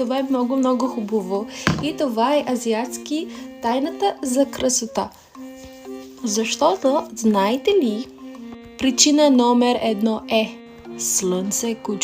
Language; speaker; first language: Bulgarian; non-native, learner; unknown